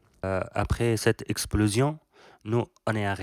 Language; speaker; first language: French; non-native, learner; Persian